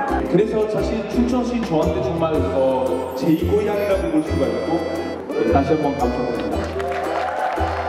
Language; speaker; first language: Korean; non-native, fluent; Italian